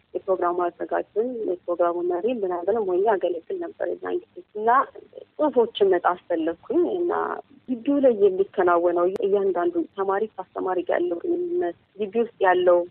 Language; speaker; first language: Amharic; native; Amharic